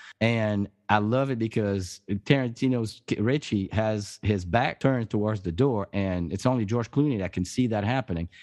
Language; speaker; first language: English; non-native, fluent; French